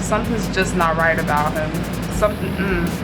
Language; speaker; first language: English; native; English